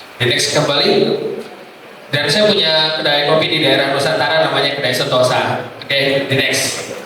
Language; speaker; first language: Indonesian; native; Indonesian